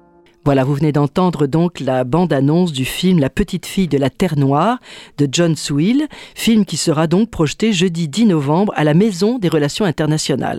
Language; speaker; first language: French; native; French